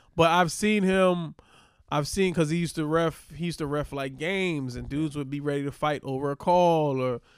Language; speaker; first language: English; native; English